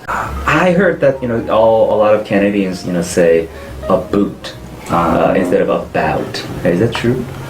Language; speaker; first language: English; non-native, fluent; Korean